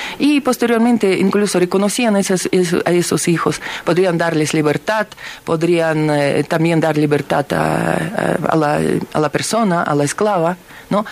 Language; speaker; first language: Spanish; non-native, fluent; Russian